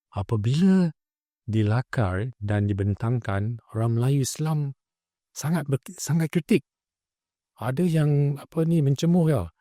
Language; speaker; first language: Malay; native; Malay